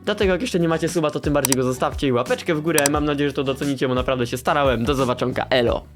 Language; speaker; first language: Polish; native; Polish